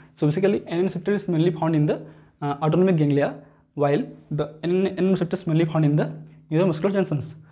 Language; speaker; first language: English; non-native, local second language; Hindi